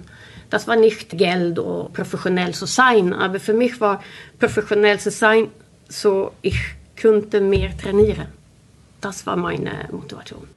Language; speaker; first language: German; non-native, learner; Swedish